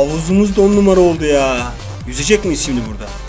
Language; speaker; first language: Turkish; native; Turkish